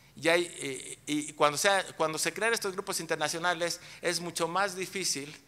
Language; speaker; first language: Spanish; native; Spanish